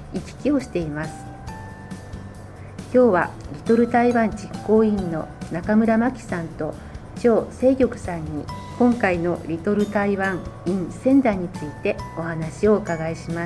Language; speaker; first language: Japanese; native; Japanese